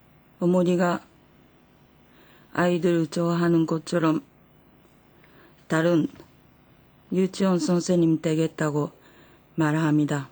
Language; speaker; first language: Korean; non-native, fluent; Japanese